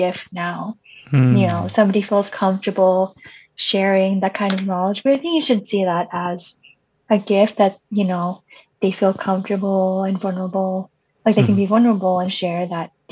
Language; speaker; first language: English; early bilingual, other home language; Cebuano